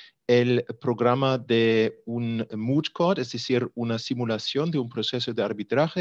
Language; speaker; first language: Spanish; non-native, fluent; German